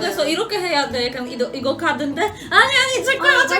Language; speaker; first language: Korean; non-native, fluent; Polish